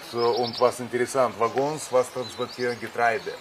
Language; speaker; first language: German; non-native, fluent; Russian